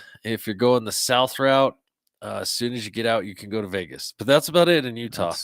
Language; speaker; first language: English; native; English